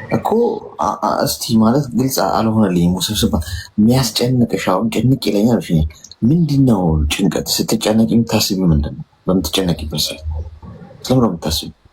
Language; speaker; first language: Amharic; native; Amharic